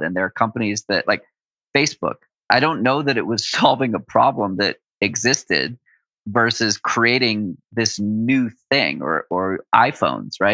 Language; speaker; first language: English; native; English